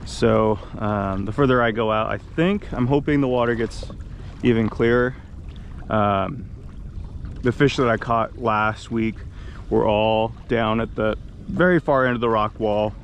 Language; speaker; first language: English; native; English